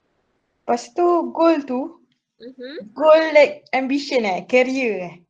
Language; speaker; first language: Malay; native; Malay